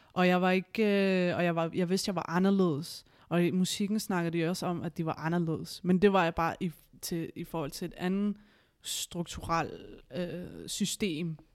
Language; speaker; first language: Danish; early bilingual, other home language; Spanish